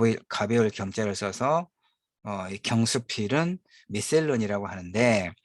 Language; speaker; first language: Korean; native; Korean